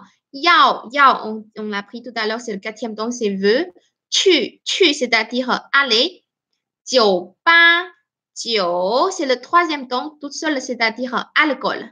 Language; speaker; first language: French; non-native, fluent; Chinese